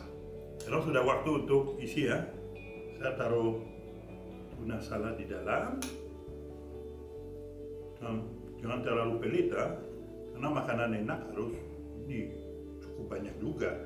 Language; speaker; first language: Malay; non-native, fluent; French